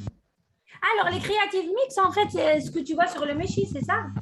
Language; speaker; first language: French; non-native, local second language; Arabic